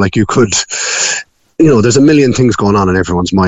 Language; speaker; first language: English; native; English